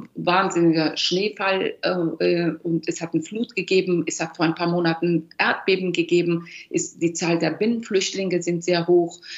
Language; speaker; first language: German; early bilingual, other home language; Persian